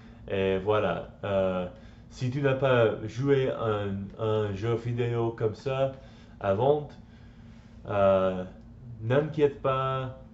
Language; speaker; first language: French; non-native, learner; English